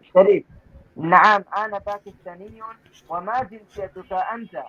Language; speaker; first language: Arabic; non-native, learner; Bangla